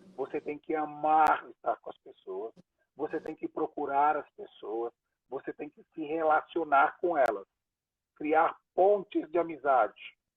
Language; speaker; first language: Portuguese; native; Portuguese